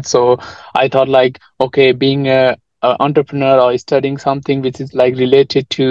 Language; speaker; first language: English; non-native, local second language; Nepali